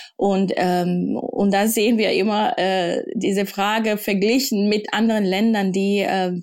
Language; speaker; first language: German; non-native, fluent; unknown